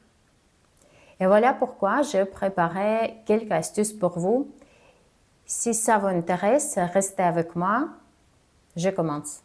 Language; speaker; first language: French; non-native, fluent; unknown